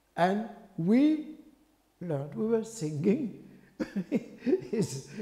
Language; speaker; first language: English; non-native, fluent; French